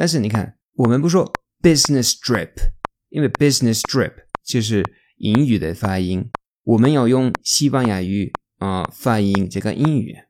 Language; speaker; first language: Chinese; non-native, fluent; Spanish